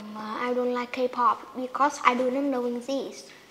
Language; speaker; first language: English; non-native, learner; Vietnamese